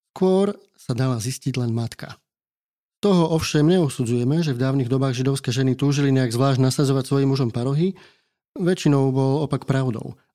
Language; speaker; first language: Slovak; native; Slovak